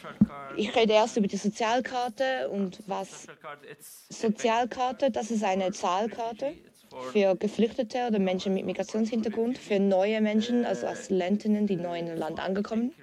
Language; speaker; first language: German; non-native, learner; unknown